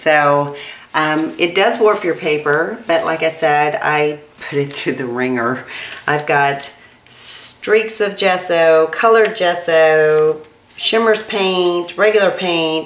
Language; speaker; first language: English; native; English